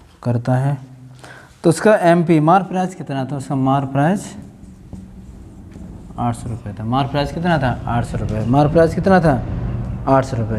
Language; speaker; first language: Hindi; native; Hindi